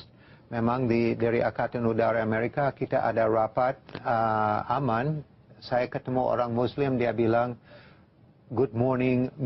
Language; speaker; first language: Indonesian; non-native, fluent; English